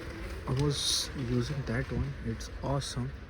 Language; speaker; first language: English; non-native, local second language; Hindi